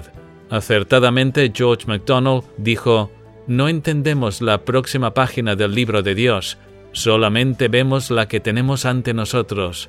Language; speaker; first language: Spanish; native; Spanish